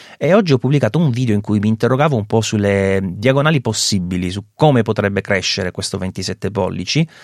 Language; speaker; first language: Italian; native; Italian